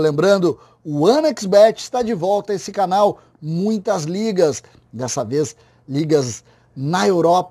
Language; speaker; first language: Portuguese; native; Portuguese